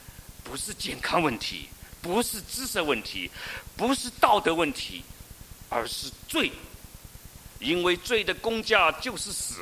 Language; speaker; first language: Chinese; native; Chinese